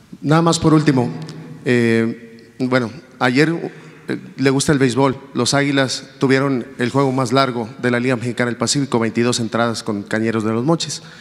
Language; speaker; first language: Spanish; native; Spanish